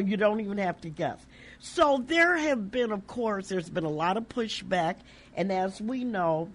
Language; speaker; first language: English; native; English